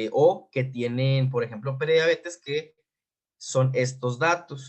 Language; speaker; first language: Spanish; native; Spanish